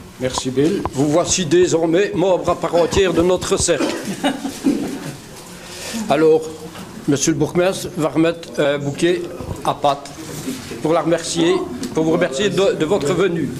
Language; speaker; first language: French; native; French